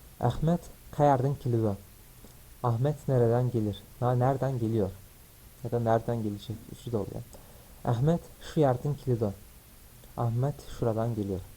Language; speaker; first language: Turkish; native; Turkish